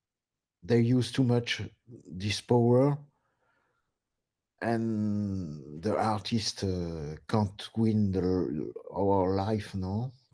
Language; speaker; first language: English; non-native, learner; French